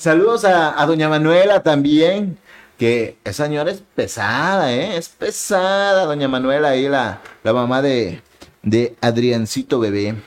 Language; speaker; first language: Spanish; native; Spanish